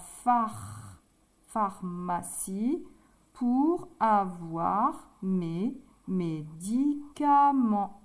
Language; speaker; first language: French; native; French